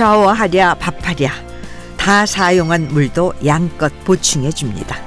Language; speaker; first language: Korean; native; Korean